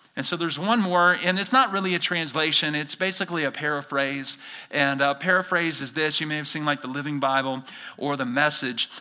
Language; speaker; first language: English; native; English